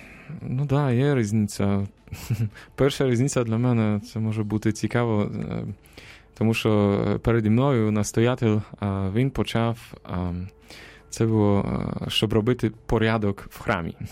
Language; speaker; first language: Ukrainian; non-native, fluent; Polish